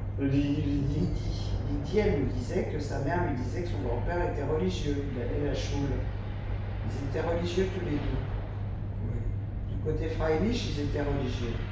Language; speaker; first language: French; native; French